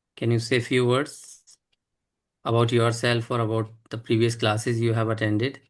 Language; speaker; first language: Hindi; native; Hindi